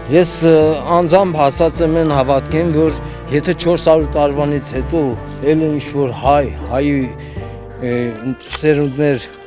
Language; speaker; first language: Armenian; early bilingual, heritage; Armenian